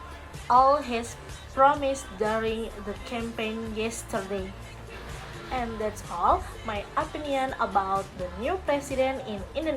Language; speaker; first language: English; non-native, learner; Indonesian